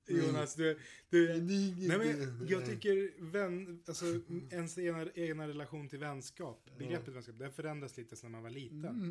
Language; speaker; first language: Swedish; native; Swedish